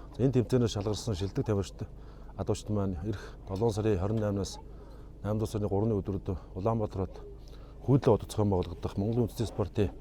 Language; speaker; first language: Mongolian; native; Mongolian